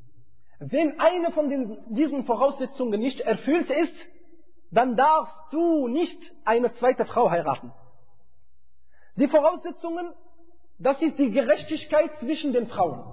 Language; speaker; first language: German; non-native, fluent; Arabic